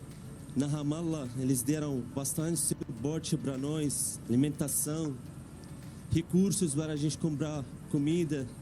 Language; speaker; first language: Portuguese; non-native, fluent; Arabic